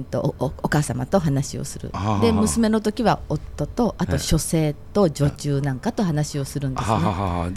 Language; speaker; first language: Japanese; native; Japanese